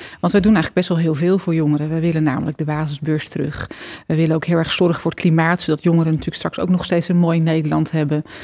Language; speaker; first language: Dutch; native; Dutch